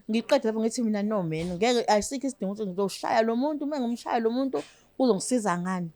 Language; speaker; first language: Zulu; native; Zulu